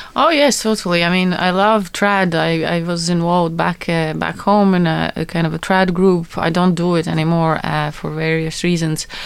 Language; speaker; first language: English; non-native, fluent; Latvian